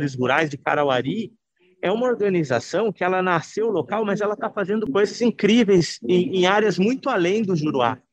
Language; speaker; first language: Portuguese; native; Portuguese